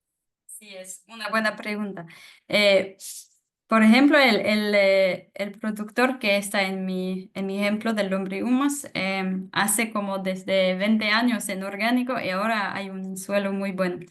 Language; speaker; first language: Spanish; non-native, fluent; French